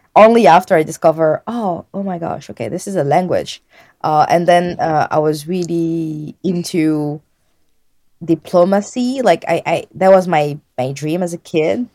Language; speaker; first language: English; non-native, fluent; French